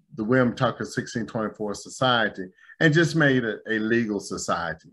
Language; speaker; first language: English; native; English